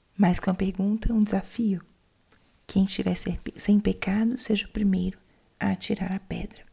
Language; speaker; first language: Portuguese; native; Portuguese